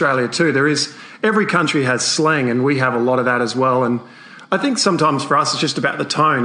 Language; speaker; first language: English; native; English